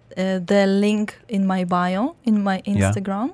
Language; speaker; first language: English; non-native, fluent; Russian